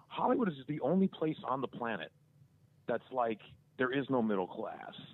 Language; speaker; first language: English; native; English